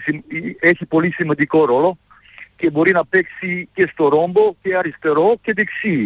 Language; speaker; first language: Greek; non-native, fluent; Serbian